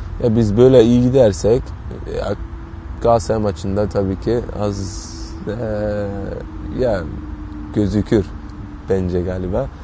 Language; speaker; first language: Turkish; early bilingual, heritage; Turkish